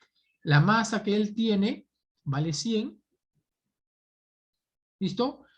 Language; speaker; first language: Spanish; native; Spanish